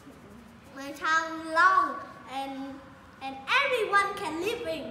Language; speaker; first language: English; non-native, learner; Vietnamese